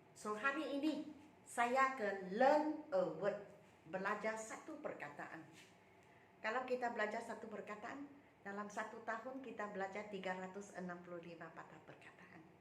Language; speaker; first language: Malay; non-native, local second language; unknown